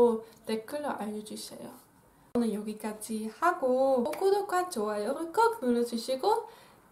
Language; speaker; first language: Korean; non-native, fluent; Dutch